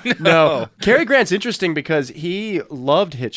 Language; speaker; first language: English; native; English